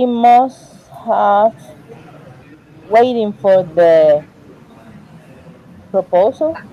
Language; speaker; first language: English; non-native, learner; Spanish